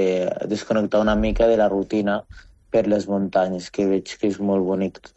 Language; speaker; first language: Catalan; non-native, fluent; Arabic